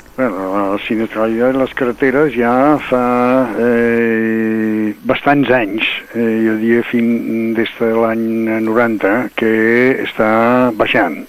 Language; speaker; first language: Catalan; non-native, local second language; Spanish